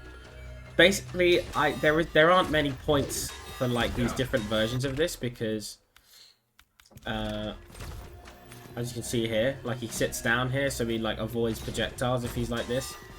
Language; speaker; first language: English; native; English